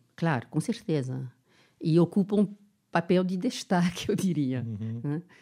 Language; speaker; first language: Portuguese; non-native, fluent; French